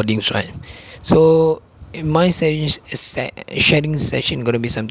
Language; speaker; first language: English; non-native, local second language; Malay